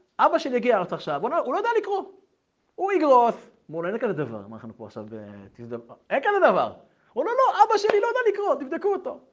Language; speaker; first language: Hebrew; native; Hebrew